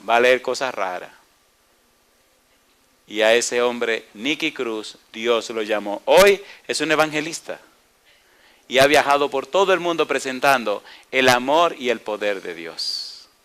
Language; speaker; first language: Spanish; native; Spanish